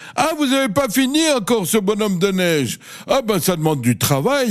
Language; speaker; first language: French; native; French